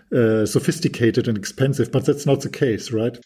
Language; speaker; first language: English; non-native, fluent; German